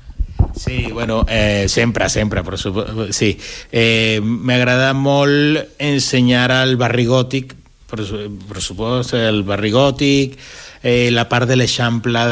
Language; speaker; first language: Catalan; non-native, fluent; Spanish